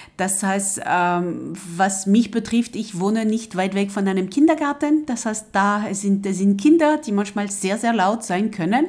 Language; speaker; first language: German; non-native, fluent; French